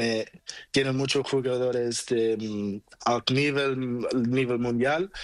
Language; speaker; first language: Spanish; non-native, learner; Portuguese